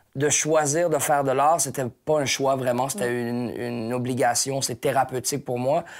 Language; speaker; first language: French; native; French